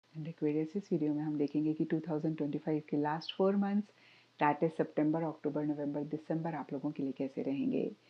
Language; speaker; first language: Hindi; native; Hindi